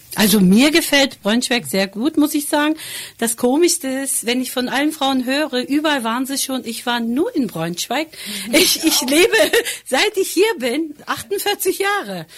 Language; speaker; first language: German; early bilingual, other home language; Turkish